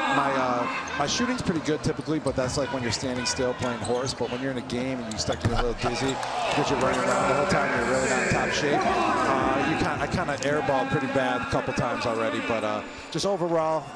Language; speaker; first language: English; native; English